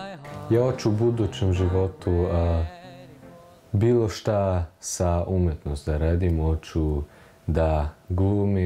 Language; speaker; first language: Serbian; early bilingual, heritage; German